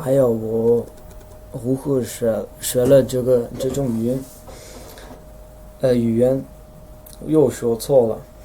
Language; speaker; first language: Chinese; non-native, fluent; Dutch